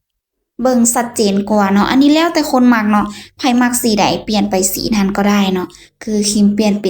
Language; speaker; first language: Thai; non-native, local second language; Lao